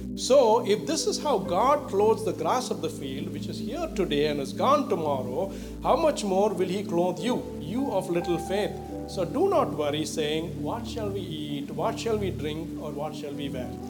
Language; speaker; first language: English; non-native, local second language; Tamil